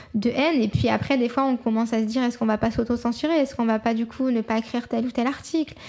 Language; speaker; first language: French; native; French